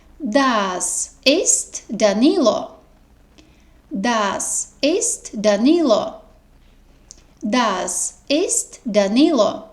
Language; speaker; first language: German; non-native, fluent; Ukrainian